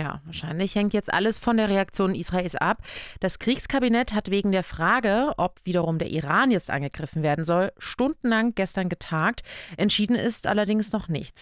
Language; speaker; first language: German; native; German